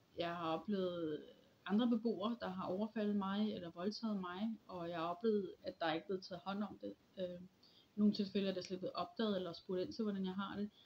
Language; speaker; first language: Danish; early bilingual, other home language; Polish